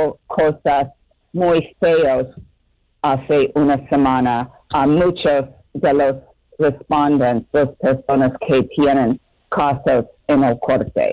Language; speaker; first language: Spanish; non-native, learner; English